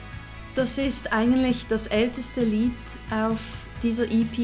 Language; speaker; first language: German; non-native, local second language; English